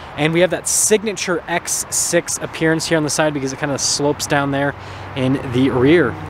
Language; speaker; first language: English; native; English